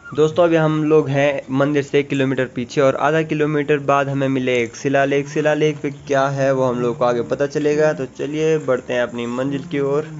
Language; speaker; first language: Hindi; native; Hindi